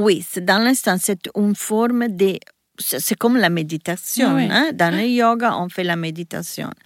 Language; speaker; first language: French; non-native, learner; Italian